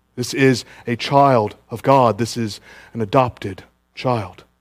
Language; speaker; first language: English; native; English